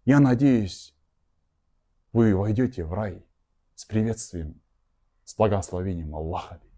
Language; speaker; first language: Russian; non-native, local second language; Kazakh